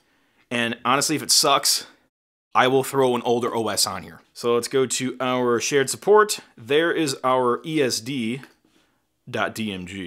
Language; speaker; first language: English; native; English